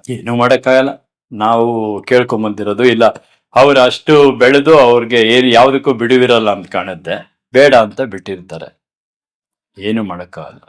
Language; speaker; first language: Kannada; native; Kannada